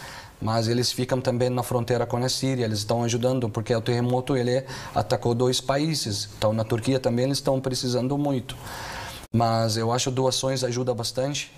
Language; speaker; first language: Portuguese; non-native, fluent; Arabic